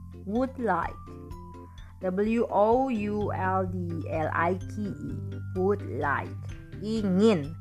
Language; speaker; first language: English; non-native, fluent; Indonesian